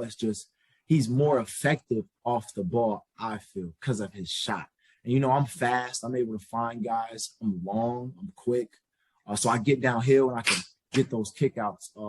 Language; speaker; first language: English; native; English